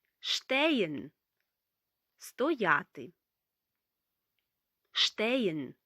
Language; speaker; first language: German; non-native, fluent; Ukrainian